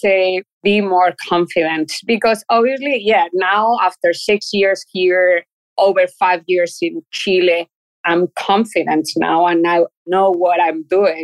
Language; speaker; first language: English; non-native, fluent; Spanish